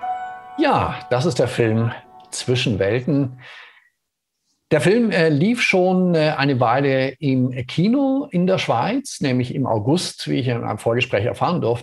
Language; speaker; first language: German; native; German